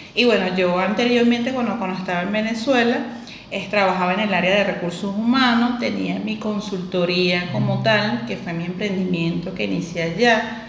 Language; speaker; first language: Spanish; native; Spanish